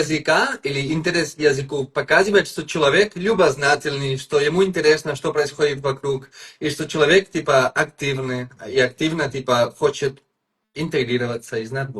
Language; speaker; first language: Russian; non-native, fluent; Catalan